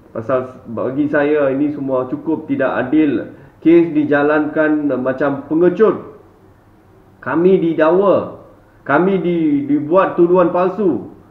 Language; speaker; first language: Malay; non-native, local second language; Tamil